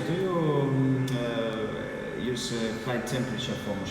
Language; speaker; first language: English; non-native, learner; Russian